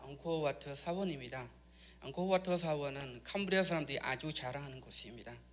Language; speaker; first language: Korean; non-native, learner; Khmer